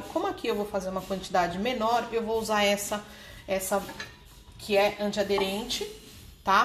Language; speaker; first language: Portuguese; native; Portuguese